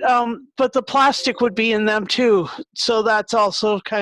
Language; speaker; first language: English; native; English